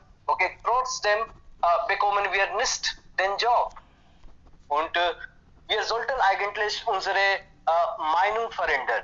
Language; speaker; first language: German; non-native, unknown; Hindi